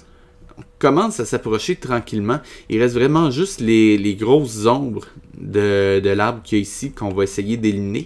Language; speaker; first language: French; native; French